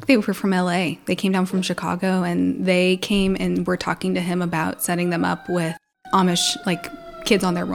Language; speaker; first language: English; early bilingual, other home language; Pennsylvania German